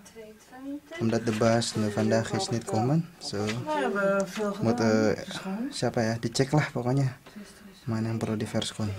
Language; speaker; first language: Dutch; non-native, learner; Indonesian